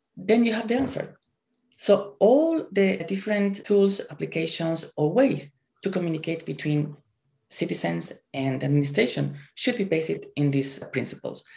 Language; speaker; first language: English; non-native, fluent; Spanish